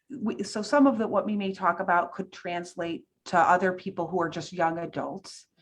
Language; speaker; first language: English; native; English